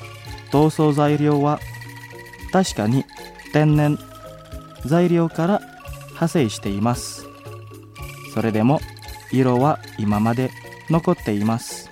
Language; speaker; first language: Japanese; non-native, fluent; Indonesian